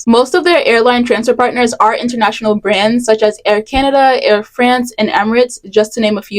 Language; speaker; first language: English; native; English